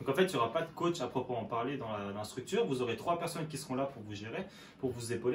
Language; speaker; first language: French; native; French